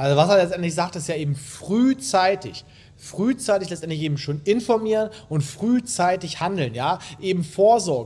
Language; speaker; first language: German; native; German